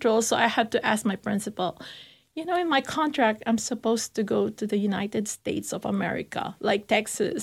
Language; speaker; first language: English; non-native, local second language; Filipino